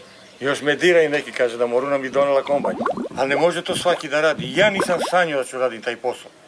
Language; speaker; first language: Serbian; native; Serbian